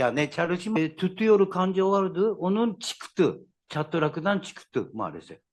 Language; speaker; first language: Turkish; non-native, learner; Japanese